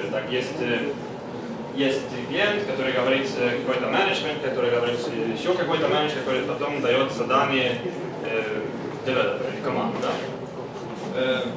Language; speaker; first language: Russian; non-native, learner; Swedish